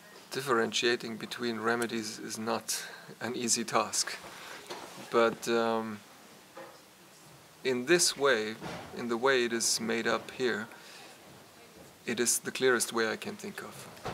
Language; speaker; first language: English; non-native, fluent; German